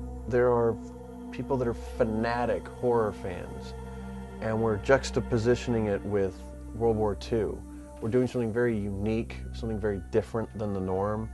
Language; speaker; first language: English; native; English